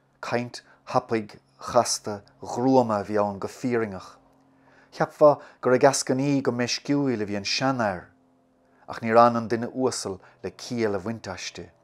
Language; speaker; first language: Irish; native; Irish